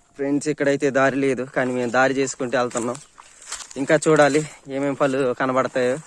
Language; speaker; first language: Telugu; non-native, local second language; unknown